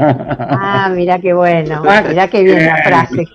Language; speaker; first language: Spanish; native; Spanish